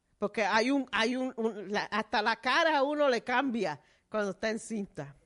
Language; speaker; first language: Spanish; early bilingual, heritage; Spanish